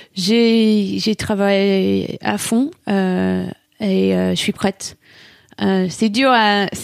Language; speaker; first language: French; non-native, fluent; English